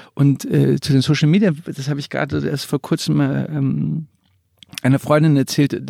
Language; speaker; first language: German; early bilingual, other home language; Croatian